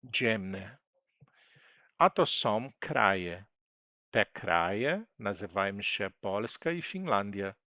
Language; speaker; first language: Polish; non-native, learner; Portuguese